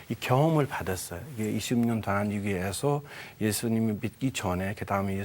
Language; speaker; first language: Korean; non-native, fluent; Persian